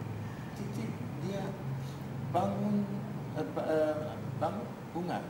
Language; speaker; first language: Indonesian; early bilingual, heritage; Dutch